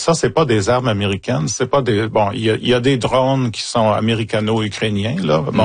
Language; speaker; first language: French; native; French